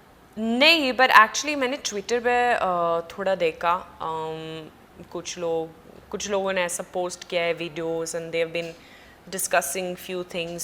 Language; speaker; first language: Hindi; non-native, fluent; Swedish